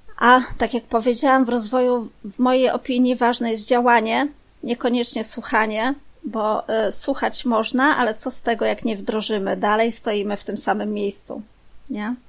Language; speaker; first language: Polish; native; Polish